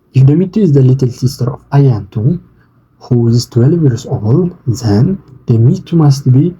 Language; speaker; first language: English; non-native, local second language; Amharic